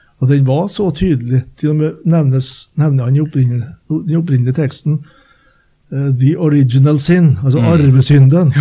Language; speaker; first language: Norwegian; native; Norwegian